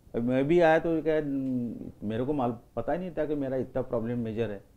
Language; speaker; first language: Hindi; non-native, local second language; Marathi